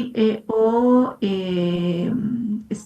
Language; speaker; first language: French; non-native, learner; Spanish